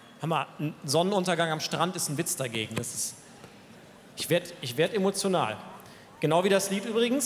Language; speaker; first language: German; native; German